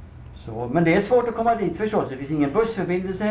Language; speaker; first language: Swedish; native; Swedish